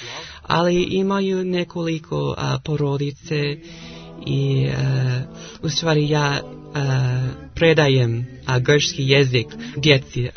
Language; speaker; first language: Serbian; non-native, learner; English